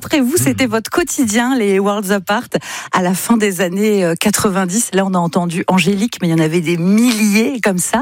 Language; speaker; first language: French; native; French